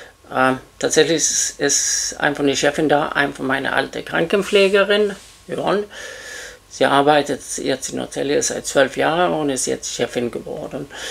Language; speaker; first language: German; non-native, fluent; Swedish